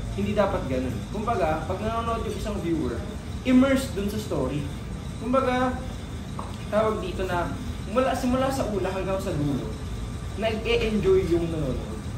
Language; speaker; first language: Filipino; native; Filipino